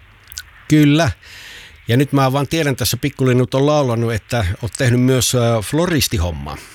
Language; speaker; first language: Finnish; native; Finnish